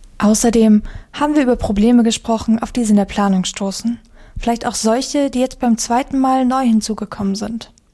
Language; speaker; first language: German; native; German